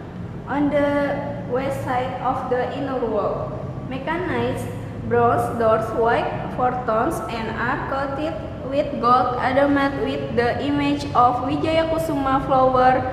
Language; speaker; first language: English; non-native, learner; Indonesian